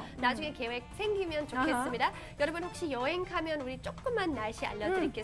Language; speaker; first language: Korean; non-native, fluent; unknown